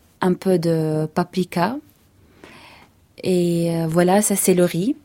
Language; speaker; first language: French; non-native, fluent; Arabic